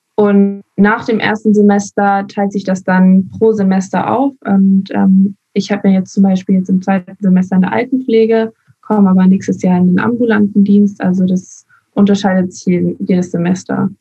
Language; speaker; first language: German; non-native, fluent; Spanish